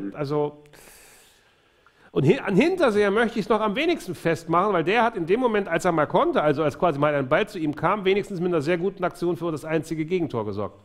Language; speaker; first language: German; native; German